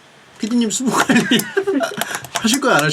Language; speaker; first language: Korean; native; Korean